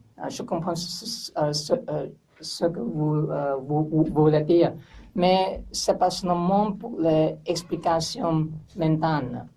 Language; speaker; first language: French; non-native, learner; English